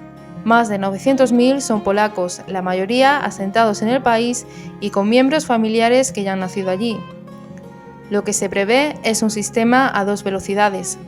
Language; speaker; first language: Spanish; native; Spanish